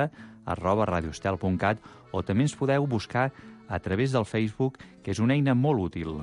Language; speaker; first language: Catalan; native; Catalan